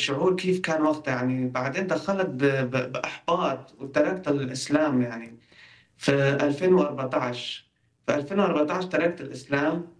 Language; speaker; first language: Arabic; non-native, local second language; Kurdish